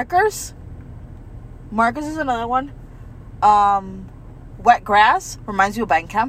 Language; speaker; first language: English; early bilingual, other home language; Spanish